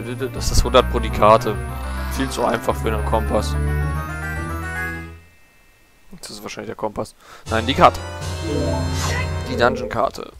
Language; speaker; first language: German; native; German